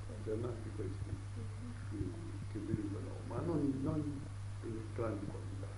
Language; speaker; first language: Italian; early bilingual, heritage; Italian